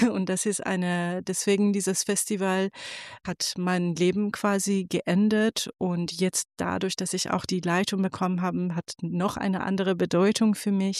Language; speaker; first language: German; non-native, fluent; Persian